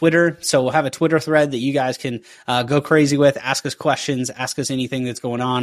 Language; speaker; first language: English; native; English